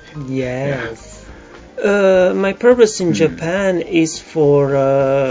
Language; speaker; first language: English; non-native, learner; Romanian